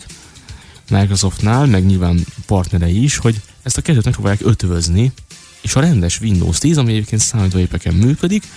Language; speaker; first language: Hungarian; native; Hungarian